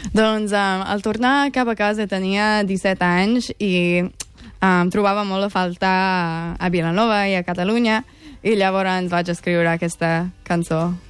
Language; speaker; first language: Catalan; non-native, fluent; English